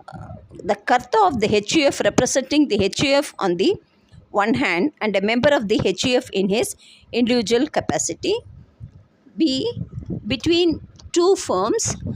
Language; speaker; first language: English; non-native, local second language; Tamil